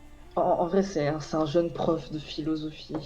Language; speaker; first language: French; native; French